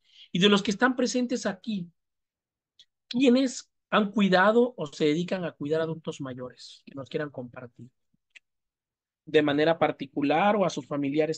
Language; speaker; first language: Spanish; native; Spanish